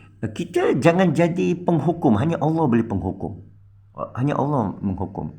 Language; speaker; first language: Malay; non-native, local second language; Min Nan Chinese